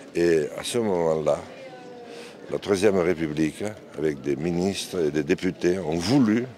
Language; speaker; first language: French; non-native, local second language; Occitan